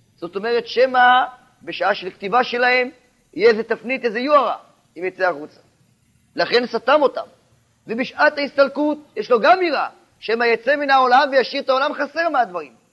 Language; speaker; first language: Hebrew; native; Hebrew